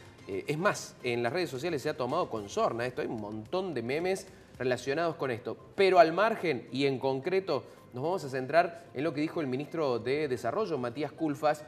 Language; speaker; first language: Spanish; native; Spanish